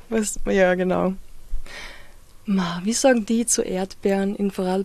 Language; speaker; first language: German; native; German